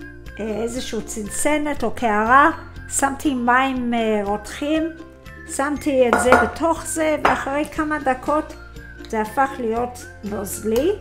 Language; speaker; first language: Hebrew; non-native, fluent; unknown